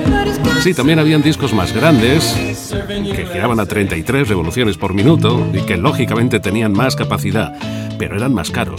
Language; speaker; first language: Spanish; native; Spanish